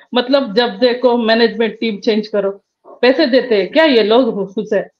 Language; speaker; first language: Hindi; non-native, local second language; Kannada